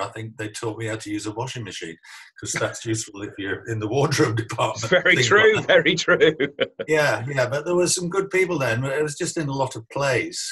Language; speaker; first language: English; native; English